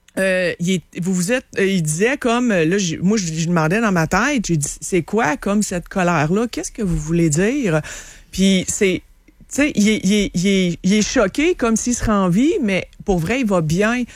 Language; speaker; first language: French; native; French